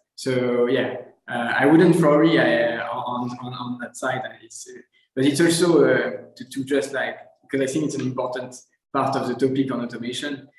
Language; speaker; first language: English; non-native, fluent; French